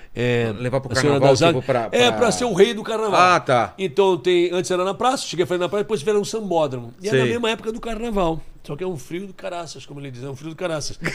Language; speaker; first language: Portuguese; native; Portuguese